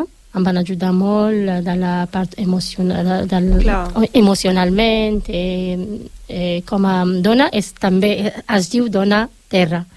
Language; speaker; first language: Catalan; non-native, learner; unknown